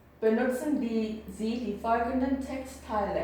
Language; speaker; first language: German; non-native, fluent; Korean